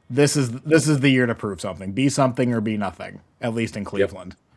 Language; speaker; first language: English; native; English